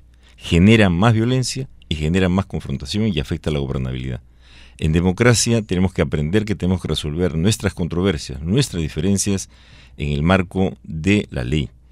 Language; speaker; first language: Spanish; native; Spanish